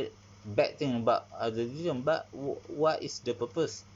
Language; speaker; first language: English; non-native, learner; Malay